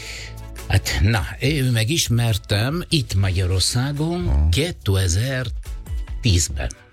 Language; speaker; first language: Hungarian; non-native, fluent; Italian